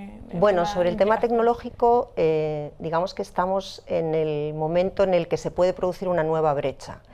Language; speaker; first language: Spanish; native; Spanish